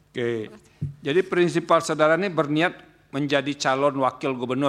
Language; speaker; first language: Indonesian; native; Indonesian